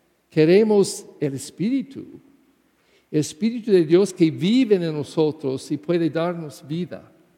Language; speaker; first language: Spanish; non-native, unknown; English